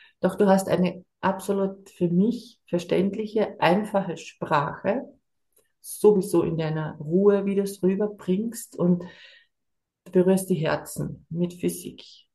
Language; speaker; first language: German; native; German